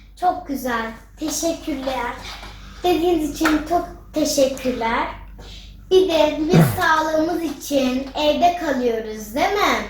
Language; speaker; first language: Turkish; early bilingual, heritage; Turkish